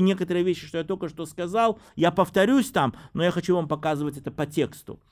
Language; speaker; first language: Russian; native; Russian